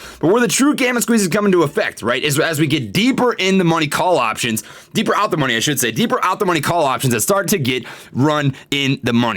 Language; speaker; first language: English; native; English